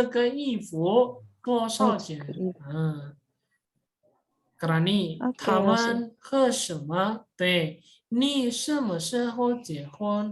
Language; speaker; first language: Chinese; non-native, fluent; Indonesian